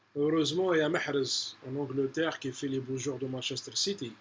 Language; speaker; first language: French; non-native, local second language; Arabic